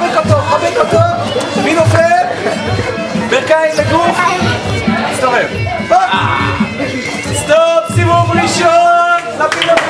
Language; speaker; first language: Hebrew; native; Hebrew